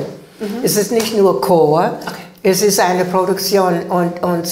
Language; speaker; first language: German; non-native, learner; English